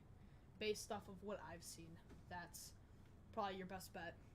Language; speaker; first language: English; native; English